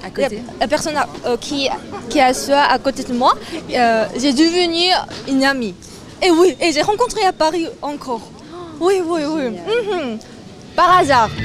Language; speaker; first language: French; non-native, learner; Korean